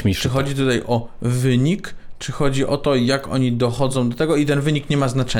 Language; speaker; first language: Polish; native; Polish